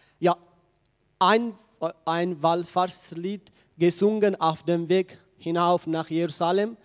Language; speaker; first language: German; non-native, learner; Tigrinya